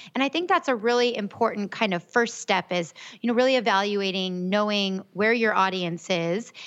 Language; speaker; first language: English; native; English